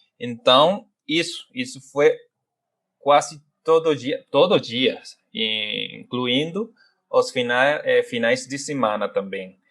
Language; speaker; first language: Portuguese; non-native, fluent; Spanish